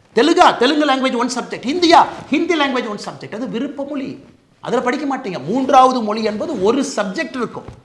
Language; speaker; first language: Tamil; native; Tamil